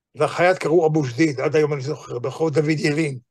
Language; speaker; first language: Hebrew; native; Hebrew